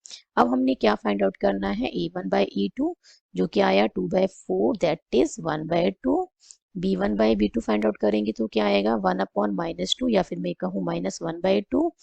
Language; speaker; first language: Hindi; native; Hindi